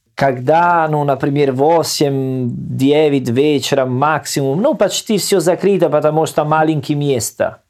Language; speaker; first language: Russian; non-native, learner; Italian